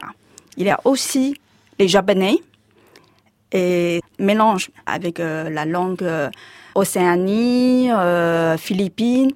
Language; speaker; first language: French; non-native, fluent; Chinese